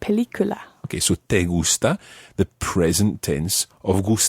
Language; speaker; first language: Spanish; non-native, fluent; English